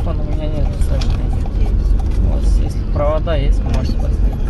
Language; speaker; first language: Russian; non-native, learner; Kyrgyz